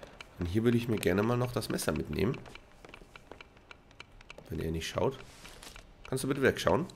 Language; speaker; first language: German; native; German